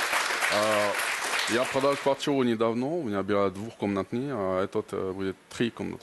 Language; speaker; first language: Russian; non-native, learner; French